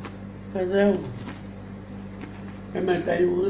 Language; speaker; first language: Hebrew; non-native, learner; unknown